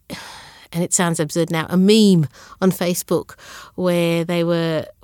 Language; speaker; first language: English; early bilingual, other home language; Sinhala